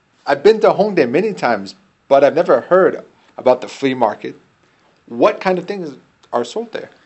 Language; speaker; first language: English; native; English